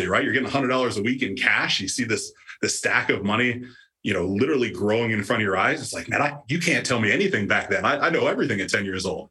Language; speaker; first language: English; native; English